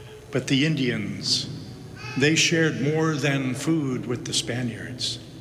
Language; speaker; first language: English; native; English